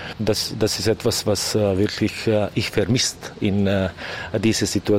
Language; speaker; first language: German; non-native, learner; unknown